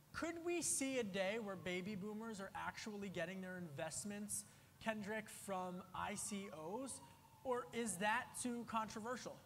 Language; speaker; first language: English; native; English